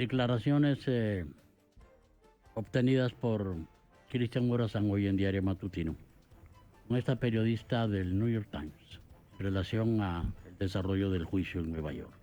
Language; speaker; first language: Spanish; native; Spanish